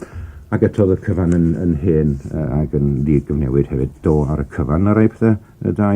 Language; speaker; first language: Welsh; native; Welsh